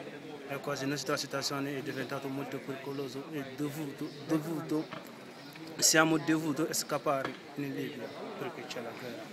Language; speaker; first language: Italian; non-native, learner; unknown